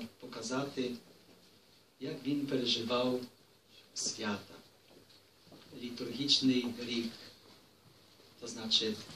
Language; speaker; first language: Ukrainian; non-native, fluent; Polish